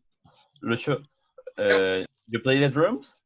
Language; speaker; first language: English; non-native, learner; Spanish